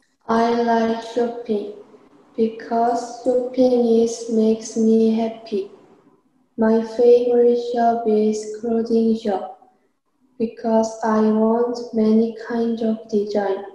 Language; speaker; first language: English; non-native, learner; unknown